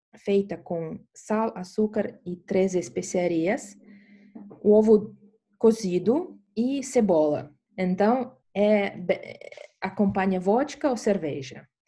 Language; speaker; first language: Portuguese; non-native, fluent; Estonian